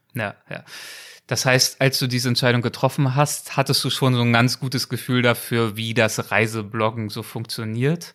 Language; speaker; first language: German; native; German